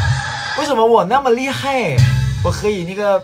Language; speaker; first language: Chinese; non-native, learner; Thai